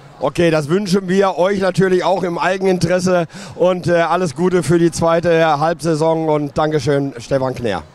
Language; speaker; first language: German; native; German